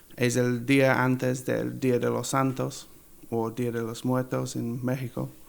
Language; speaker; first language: Spanish; non-native, learner; English